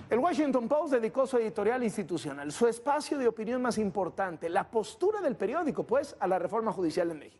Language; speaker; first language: Spanish; native; Spanish